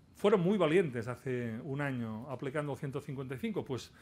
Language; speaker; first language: Spanish; non-native, local second language; Catalan